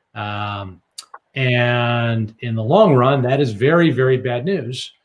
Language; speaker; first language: English; native; English